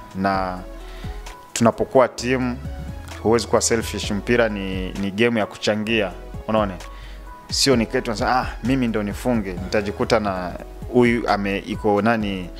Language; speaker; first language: Swahili; native; Swahili